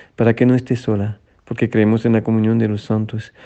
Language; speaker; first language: Spanish; non-native, fluent; French